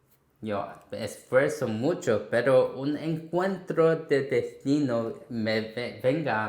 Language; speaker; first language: Spanish; non-native, fluent; Korean